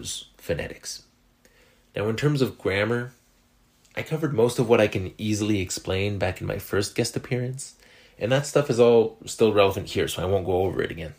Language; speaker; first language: English; non-native, fluent; French